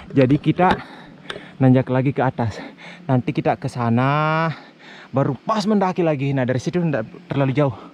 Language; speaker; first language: Indonesian; non-native, local second language; Buginese